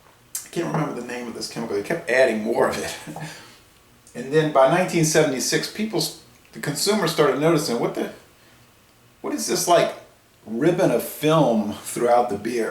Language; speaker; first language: English; native; English